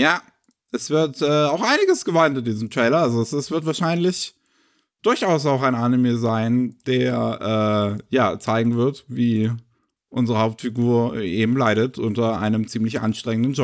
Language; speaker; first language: German; native; German